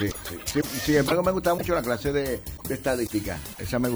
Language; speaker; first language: Spanish; native; Spanish